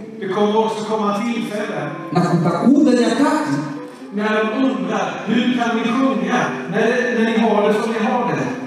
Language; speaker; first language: Swedish; non-native, fluent; Swahili